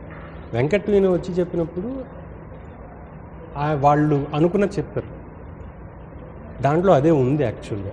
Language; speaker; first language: Telugu; native; Telugu